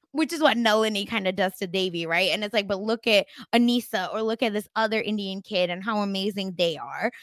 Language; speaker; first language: English; early bilingual, other home language; Hindi